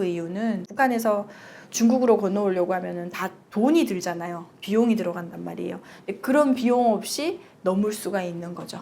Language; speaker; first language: Korean; native; Korean